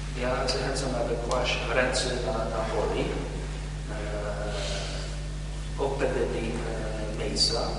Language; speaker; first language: Polish; non-native, learner; English